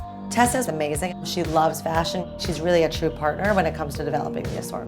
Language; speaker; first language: English; native; English